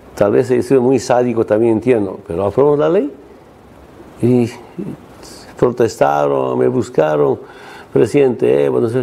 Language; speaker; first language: Spanish; non-native, local second language; Aymara